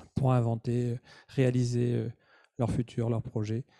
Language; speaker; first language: French; native; French